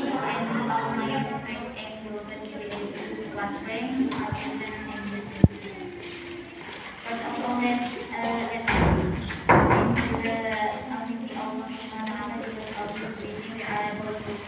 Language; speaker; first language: English; non-native, learner; Indonesian